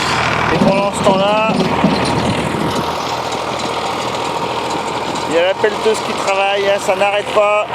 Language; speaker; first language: French; native; French